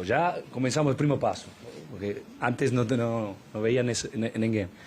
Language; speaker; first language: Portuguese; non-native, learner; Spanish